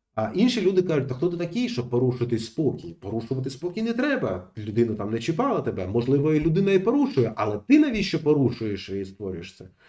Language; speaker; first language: Ukrainian; non-native, local second language; Russian